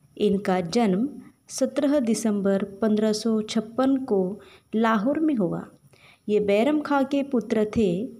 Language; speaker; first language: Hindi; non-native, local second language; Marathi